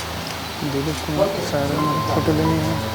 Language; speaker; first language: Hindi; native; Hindi